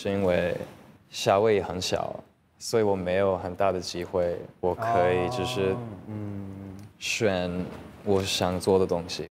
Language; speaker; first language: Chinese; non-native, learner; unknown